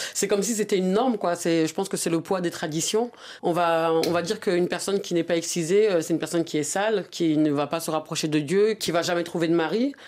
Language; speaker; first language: French; early bilingual, other home language; Bambara